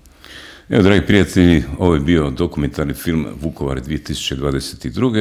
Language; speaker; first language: Croatian; native; Croatian